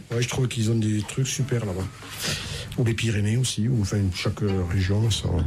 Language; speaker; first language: French; native; French